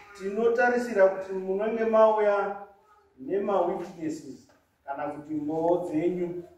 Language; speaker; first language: Shona; native; Shona